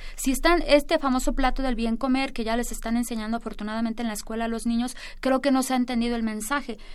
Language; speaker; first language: Spanish; native; Spanish